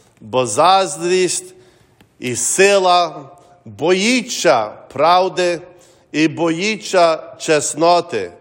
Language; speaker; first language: Ukrainian; early bilingual, heritage; Ukrainian